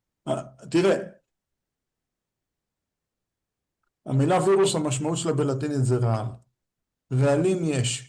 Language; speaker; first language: Hebrew; native; Hebrew